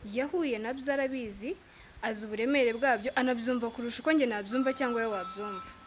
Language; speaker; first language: Kinyarwanda; native; Kinyarwanda